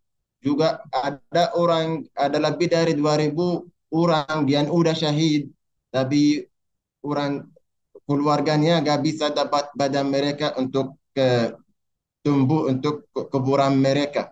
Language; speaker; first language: Indonesian; non-native, learner; Arabic